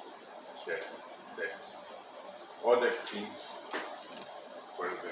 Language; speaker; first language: English; non-native, learner; Portuguese